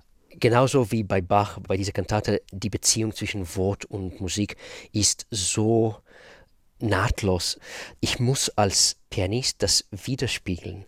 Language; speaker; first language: German; non-native, fluent; Russian